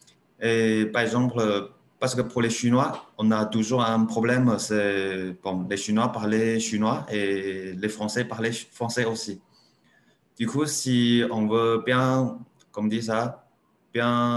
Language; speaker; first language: French; non-native, learner; Chinese